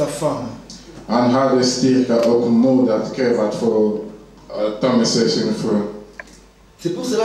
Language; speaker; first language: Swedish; non-native, learner; Lingala